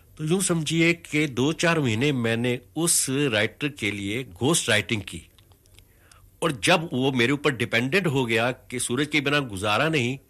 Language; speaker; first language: Hindi; native; Hindi